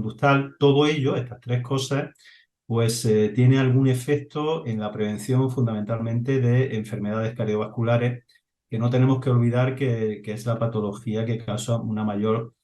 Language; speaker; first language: Spanish; native; Spanish